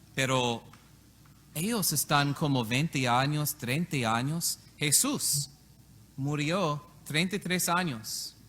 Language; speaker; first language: Spanish; non-native, learner; English